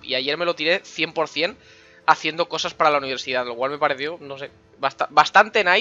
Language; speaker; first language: Spanish; native; Spanish